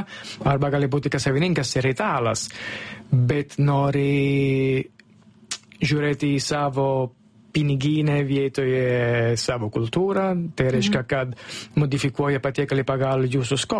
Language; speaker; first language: Lithuanian; non-native, learner; Italian